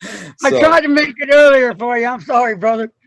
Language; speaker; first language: English; native; English